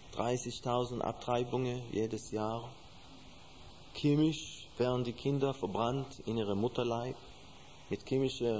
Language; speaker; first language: German; non-native, learner; Hebrew